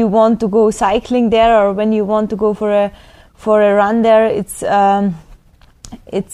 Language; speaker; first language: English; non-native, fluent; German